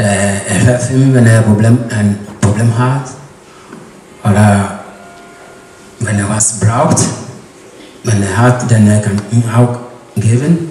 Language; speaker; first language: German; non-native, learner; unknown